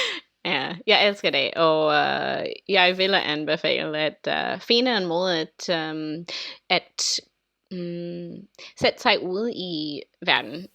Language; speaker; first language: Danish; non-native, learner; English